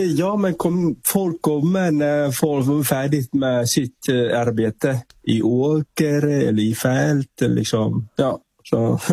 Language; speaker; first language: Swedish; non-native, fluent; Vietnamese